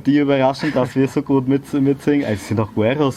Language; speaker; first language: German; native; German